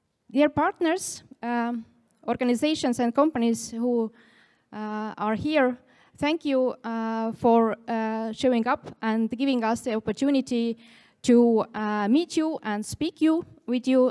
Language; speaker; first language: English; non-native, fluent; Estonian